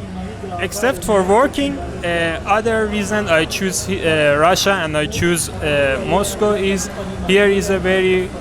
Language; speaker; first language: English; non-native, learner; Persian